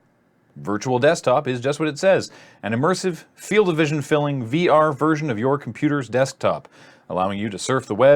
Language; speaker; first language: English; native; English